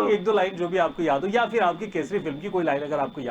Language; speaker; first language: Hindi; native; Hindi